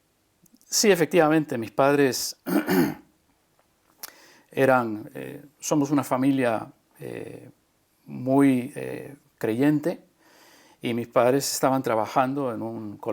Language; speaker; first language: Spanish; early bilingual, other home language; English